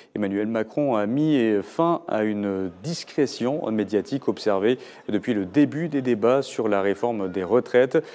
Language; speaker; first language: French; non-native, local second language; Arabic